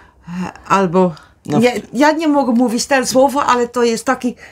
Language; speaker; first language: Polish; non-native, learner; Dutch